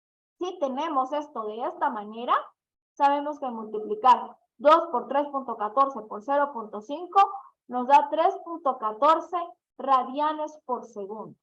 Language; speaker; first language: Spanish; native; Spanish